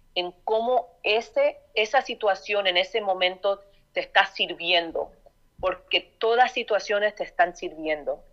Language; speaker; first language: Spanish; early bilingual, heritage; Spanish